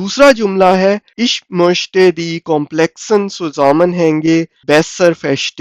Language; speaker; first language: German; non-native, fluent; Urdu